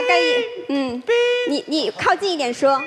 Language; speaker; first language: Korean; non-native, fluent; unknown